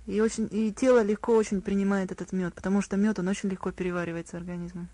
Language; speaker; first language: Russian; native; Russian